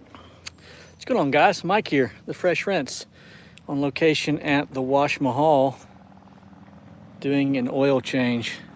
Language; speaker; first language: English; native; English